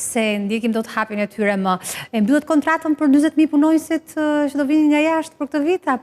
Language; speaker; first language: Albanian; native; Albanian